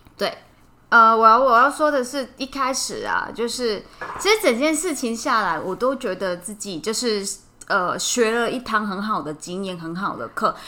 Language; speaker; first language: Chinese; non-native, fluent; Cantonese